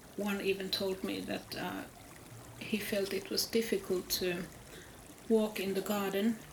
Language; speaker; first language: English; non-native, fluent; Finnish